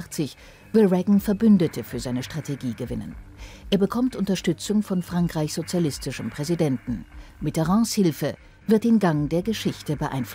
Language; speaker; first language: German; native; German